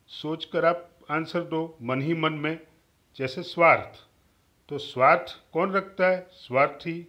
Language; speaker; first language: Hindi; non-native, local second language; Gujarati